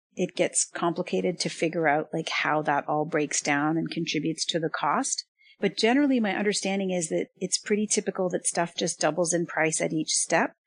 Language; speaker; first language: English; native; English